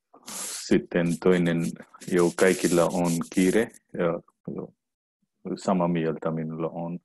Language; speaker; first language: Finnish; non-native, learner; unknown